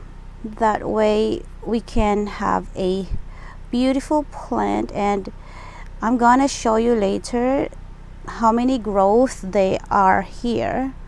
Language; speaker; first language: English; non-native, local second language; Filipino